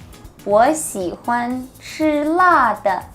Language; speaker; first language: Chinese; non-native, fluent; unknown